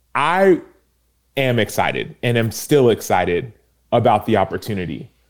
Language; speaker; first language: English; early bilingual, other home language; Yoruba